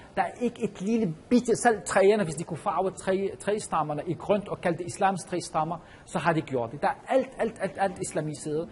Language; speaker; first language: Danish; non-native, fluent; Arabic